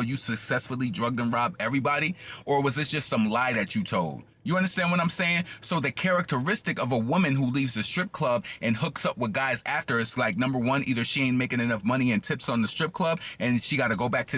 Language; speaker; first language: English; native; English